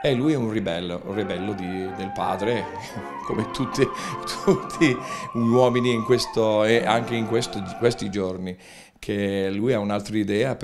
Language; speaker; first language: Italian; non-native, fluent; English